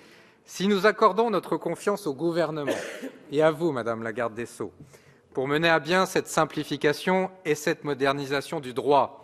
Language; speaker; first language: French; native; French